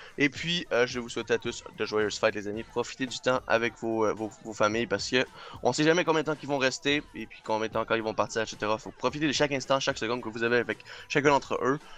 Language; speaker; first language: French; non-native, local second language; English